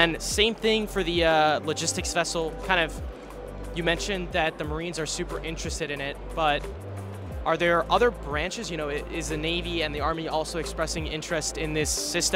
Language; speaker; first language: English; native; English